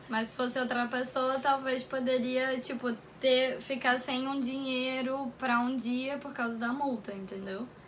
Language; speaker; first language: Portuguese; native; Portuguese